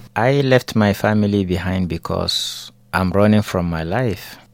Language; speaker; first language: English; non-native, local second language; Hausa